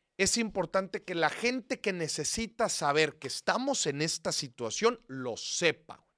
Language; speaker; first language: Spanish; native; Spanish